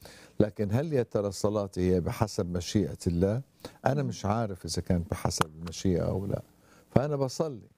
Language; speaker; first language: Arabic; native; Arabic